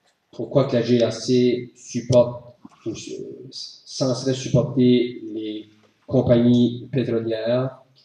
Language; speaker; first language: French; native; French